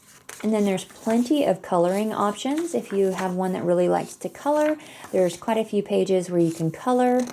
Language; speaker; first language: English; native; English